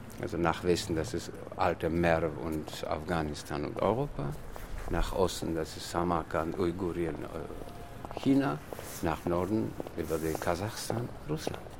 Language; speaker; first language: German; non-native, learner; Tajik